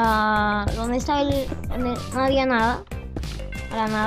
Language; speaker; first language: Spanish; native; Spanish